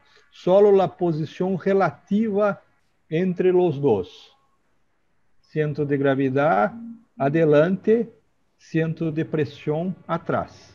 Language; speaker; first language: Spanish; non-native, learner; Portuguese